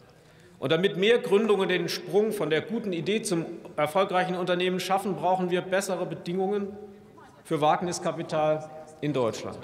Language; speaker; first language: German; native; German